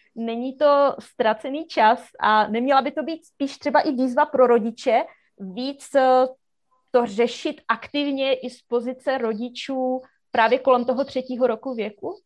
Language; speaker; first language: Czech; native; Czech